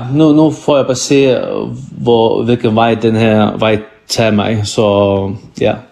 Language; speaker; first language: Danish; non-native, local second language; Faroese